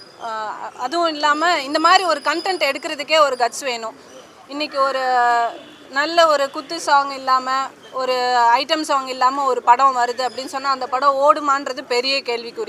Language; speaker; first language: Tamil; native; Tamil